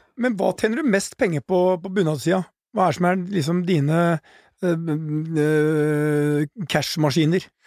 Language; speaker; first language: Norwegian; native; Norwegian